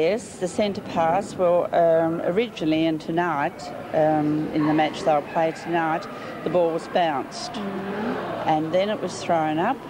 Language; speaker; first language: English; native; English